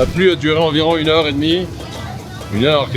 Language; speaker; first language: French; native; French